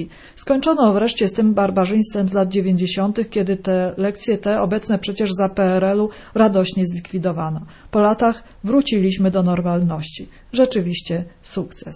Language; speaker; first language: Polish; native; Polish